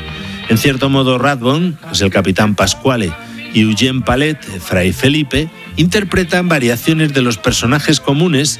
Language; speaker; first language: Spanish; native; Spanish